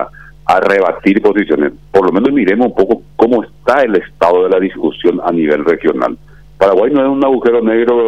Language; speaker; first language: Spanish; native; Spanish